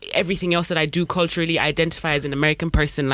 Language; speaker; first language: English; native; English